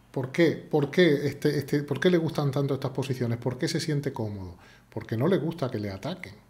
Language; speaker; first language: Spanish; native; Spanish